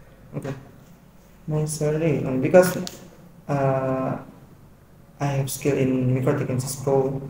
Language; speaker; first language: English; non-native, learner; Indonesian